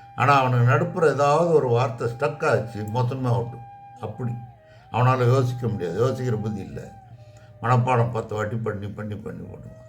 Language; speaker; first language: Tamil; native; Tamil